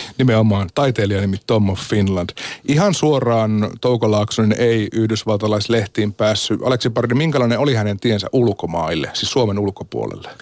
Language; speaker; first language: Finnish; native; Finnish